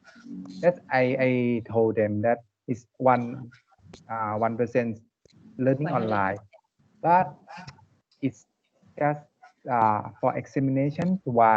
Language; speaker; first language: English; non-native, learner; Thai